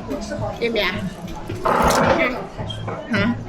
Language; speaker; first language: Chinese; native; Chinese